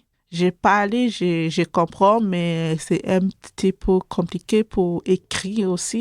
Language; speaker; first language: French; non-native, learner; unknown